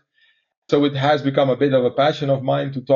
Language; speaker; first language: English; non-native, fluent; Dutch